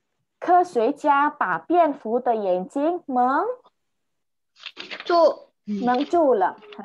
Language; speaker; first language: Chinese; non-native, fluent; Indonesian